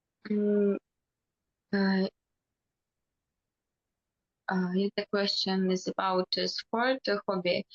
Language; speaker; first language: English; non-native, learner; Russian